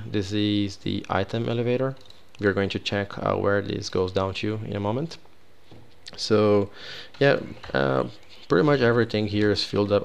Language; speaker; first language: English; non-native, fluent; Portuguese